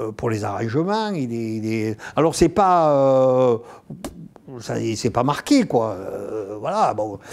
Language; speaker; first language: French; native; French